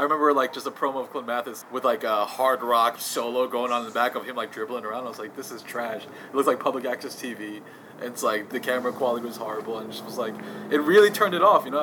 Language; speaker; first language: English; native; English